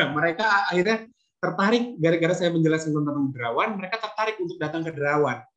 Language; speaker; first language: Indonesian; native; Indonesian